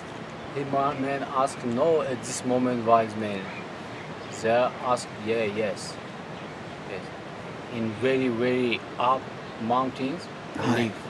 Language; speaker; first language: English; non-native, learner; Tajik